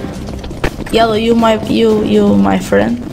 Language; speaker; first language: English; non-native, learner; Hungarian